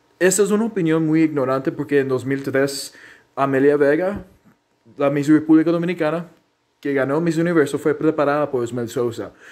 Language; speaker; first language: Spanish; early bilingual, heritage; Spanish